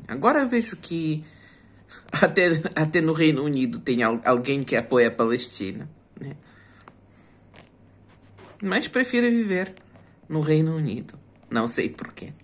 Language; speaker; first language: Portuguese; non-native, fluent; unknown